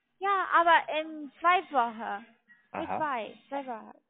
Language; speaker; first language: German; non-native, learner; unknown